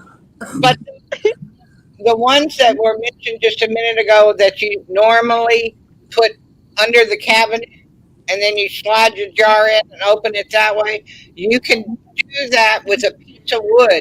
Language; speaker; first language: English; native; English